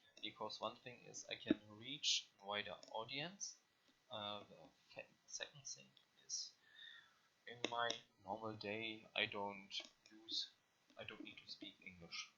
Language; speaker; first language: English; non-native, learner; German